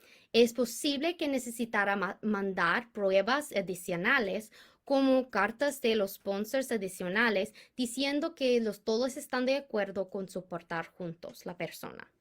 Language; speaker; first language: Spanish; non-native, fluent; English